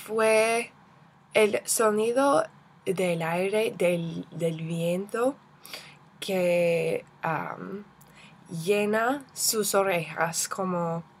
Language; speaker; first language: Spanish; non-native, learner; English